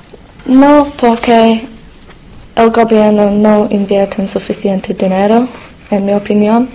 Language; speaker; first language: Spanish; non-native, learner; English